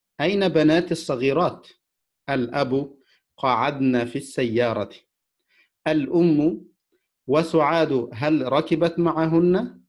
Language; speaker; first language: Arabic; non-native, fluent; Indonesian